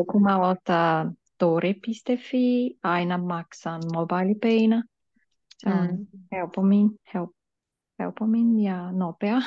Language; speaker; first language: Finnish; non-native, learner; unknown